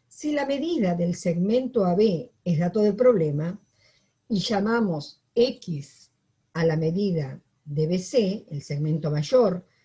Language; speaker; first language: Spanish; native; Spanish